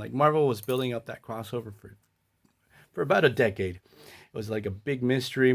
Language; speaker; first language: English; native; English